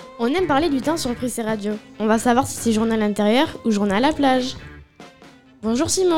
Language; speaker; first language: French; native; French